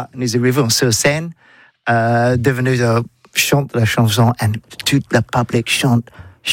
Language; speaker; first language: French; non-native, learner; English